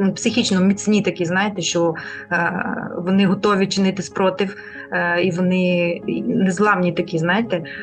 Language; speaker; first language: Ukrainian; non-native, local second language; Russian